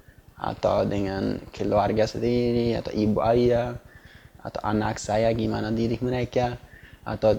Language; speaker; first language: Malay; non-native, fluent; Swedish